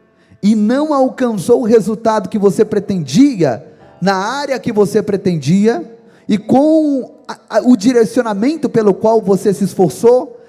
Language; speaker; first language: Portuguese; native; Portuguese